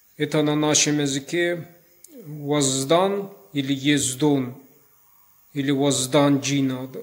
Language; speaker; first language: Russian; non-native, local second language; Ossetic